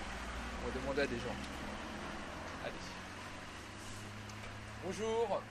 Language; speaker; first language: French; native; French